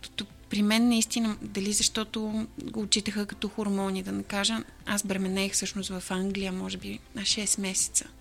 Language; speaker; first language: Bulgarian; native; Bulgarian